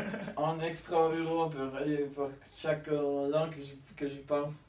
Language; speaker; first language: French; non-native, learner; Spanish